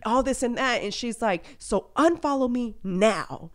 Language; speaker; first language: English; early bilingual, other home language; Spanish